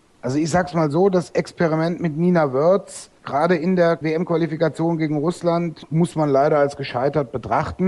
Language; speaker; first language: German; native; German